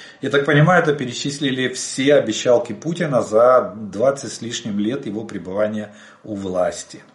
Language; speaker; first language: Russian; native; Russian